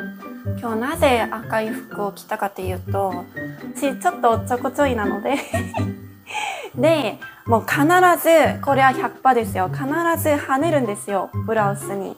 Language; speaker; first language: Japanese; non-native, fluent; Korean